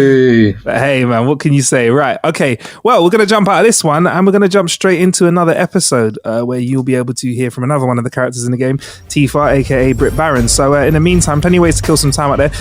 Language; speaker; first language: English; native; English